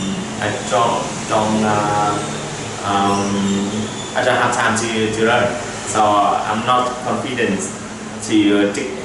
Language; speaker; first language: English; non-native, learner; Vietnamese